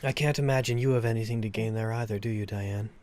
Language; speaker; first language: English; native; English